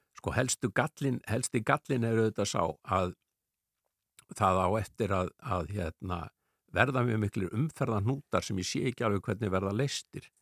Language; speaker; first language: Icelandic; native; Icelandic